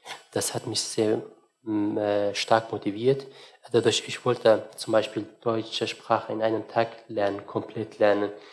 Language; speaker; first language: German; non-native, fluent; Arabic